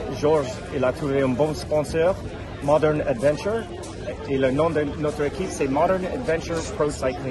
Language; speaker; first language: French; non-native, fluent; English